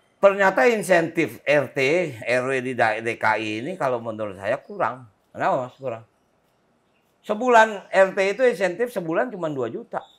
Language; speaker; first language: Indonesian; native; Indonesian